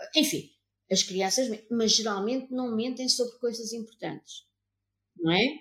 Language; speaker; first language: Portuguese; native; Portuguese